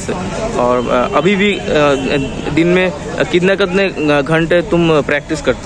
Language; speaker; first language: Hindi; non-native, local second language; Bangla